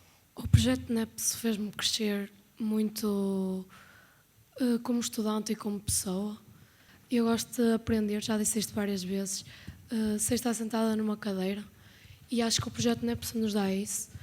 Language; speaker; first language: Portuguese; native; Portuguese